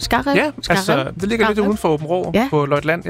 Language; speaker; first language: Danish; native; Danish